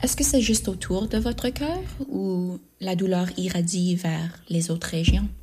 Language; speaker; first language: French; non-native, fluent; English